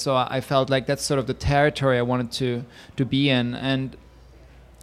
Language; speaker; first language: English; non-native, fluent; Swiss German